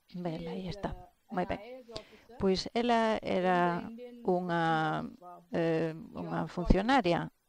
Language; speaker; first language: Galician; non-native, fluent; Filipino